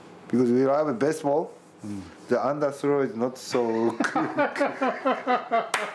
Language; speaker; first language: English; non-native, learner; Japanese